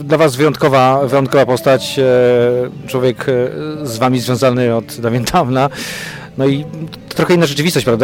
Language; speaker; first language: Polish; native; Polish